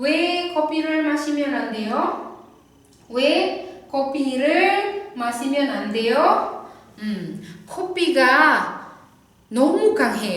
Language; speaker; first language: Korean; non-native, fluent; Indonesian